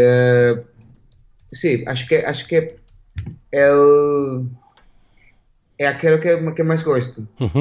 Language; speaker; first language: Portuguese; non-native, learner; Spanish